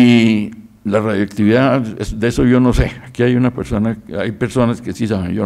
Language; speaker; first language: Spanish; native; Spanish